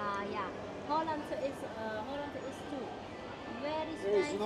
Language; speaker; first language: English; non-native, learner; Chinese